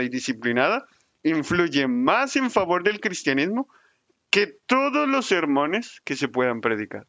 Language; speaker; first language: Spanish; native; Spanish